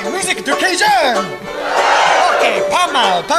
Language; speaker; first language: French; non-native, learner; English